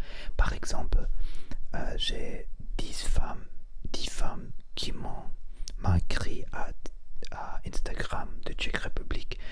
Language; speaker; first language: French; non-native, learner; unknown